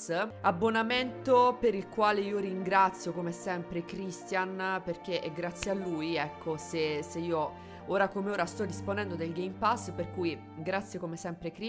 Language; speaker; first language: Italian; native; Italian